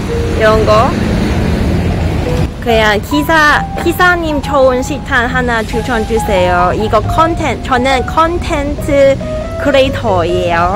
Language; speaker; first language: Korean; non-native, learner; Cantonese